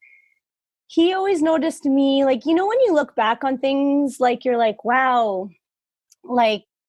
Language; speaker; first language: English; native; English